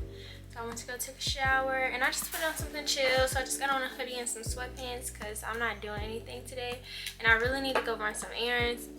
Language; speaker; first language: English; native; English